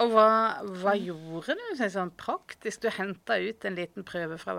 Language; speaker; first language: Norwegian; native; Norwegian